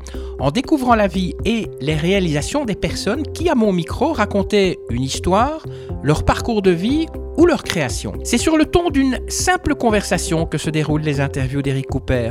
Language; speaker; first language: French; native; French